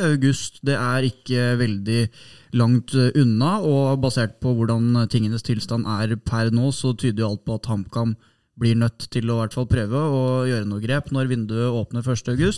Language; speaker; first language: Norwegian; native; Norwegian